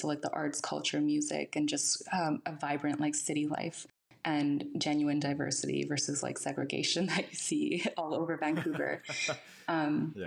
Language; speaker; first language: English; native; English